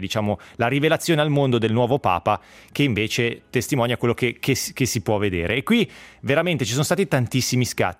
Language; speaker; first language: Italian; native; Italian